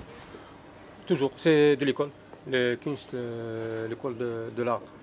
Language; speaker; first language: French; non-native, local second language; Berber languages